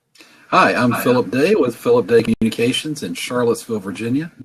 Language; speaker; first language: English; native; English